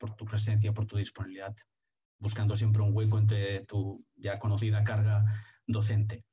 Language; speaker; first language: Spanish; non-native, local second language; Catalan